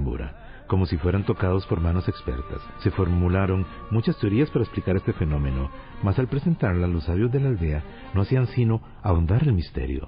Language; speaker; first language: Spanish; native; Spanish